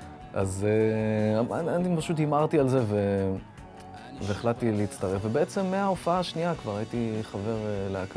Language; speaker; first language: Hebrew; native; Hebrew